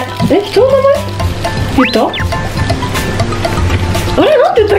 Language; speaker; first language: Japanese; native; Japanese